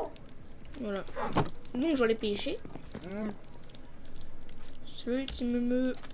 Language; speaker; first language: French; native; French